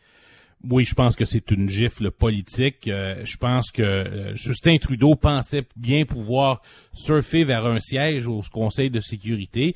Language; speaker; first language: French; native; French